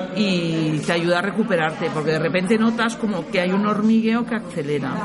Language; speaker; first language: Spanish; native; Spanish